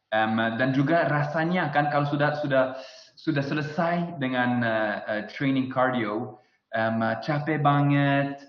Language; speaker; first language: Indonesian; non-native, fluent; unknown